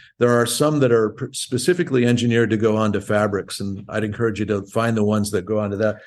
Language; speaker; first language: English; native; English